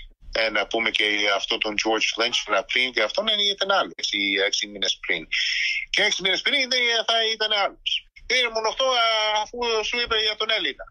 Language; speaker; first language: Greek; early bilingual, heritage; Greek